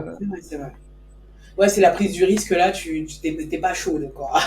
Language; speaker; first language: French; native; French